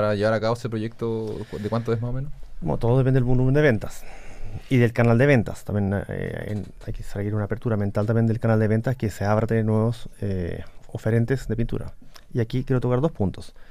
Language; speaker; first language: Spanish; native; Spanish